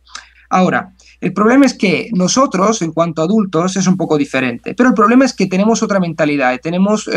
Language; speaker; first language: Spanish; non-native, fluent; Italian